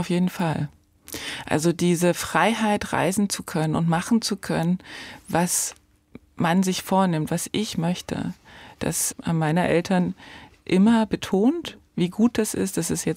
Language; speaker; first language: German; native; German